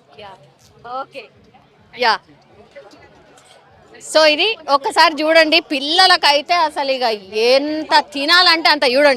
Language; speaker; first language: Telugu; native; Telugu